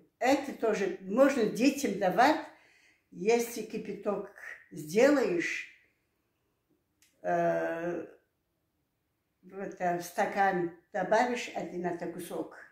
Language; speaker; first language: Russian; non-native, local second language; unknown